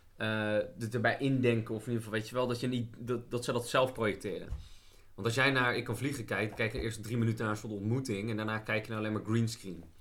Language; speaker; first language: Dutch; native; Dutch